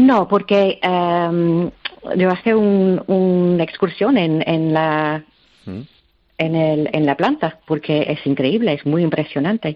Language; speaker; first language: Spanish; non-native, learner; English